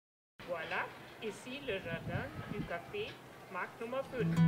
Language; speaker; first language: French; non-native, learner; German